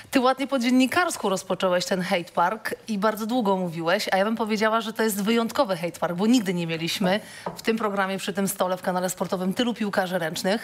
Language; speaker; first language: Polish; native; Polish